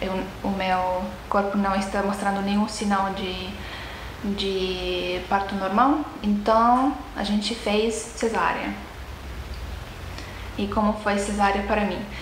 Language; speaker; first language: Portuguese; non-native, fluent; Estonian